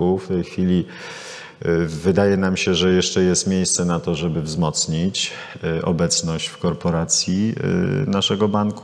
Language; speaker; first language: Polish; native; Polish